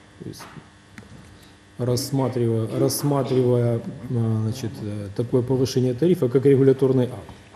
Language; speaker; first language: Russian; native; Russian